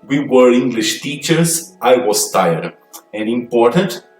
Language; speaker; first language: English; non-native, fluent; Portuguese